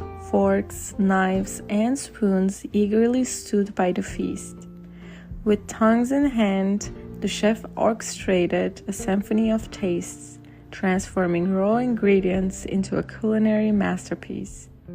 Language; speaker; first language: English; non-native, fluent; Turkish